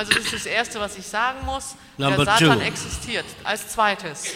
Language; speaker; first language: German; native; German